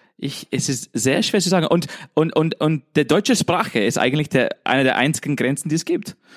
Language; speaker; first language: German; non-native, fluent; English